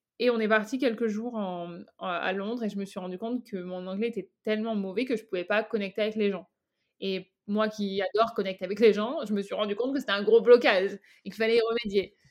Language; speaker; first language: French; native; French